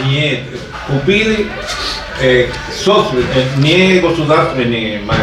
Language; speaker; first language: Russian; non-native, learner; Spanish